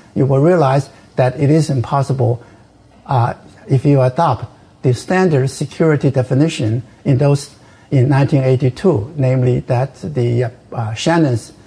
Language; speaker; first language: English; non-native, fluent; Chinese